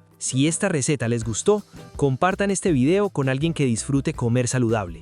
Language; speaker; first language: Spanish; native; Spanish